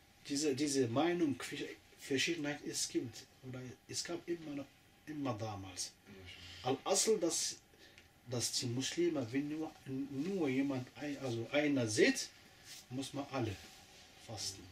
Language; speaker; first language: German; non-native, fluent; Arabic